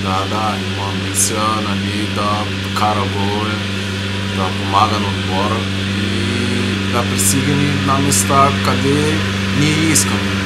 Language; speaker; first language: Bulgarian; non-native, learner; Portuguese